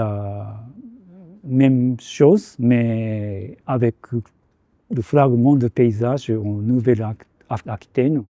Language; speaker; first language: French; non-native, fluent; Japanese